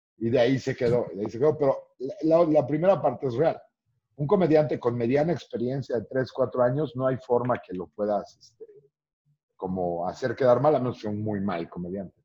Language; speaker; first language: Spanish; native; Spanish